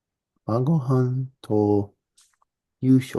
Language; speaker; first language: Japanese; non-native, learner; English